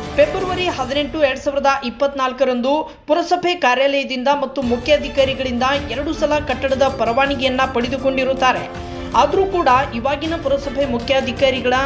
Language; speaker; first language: Kannada; native; Kannada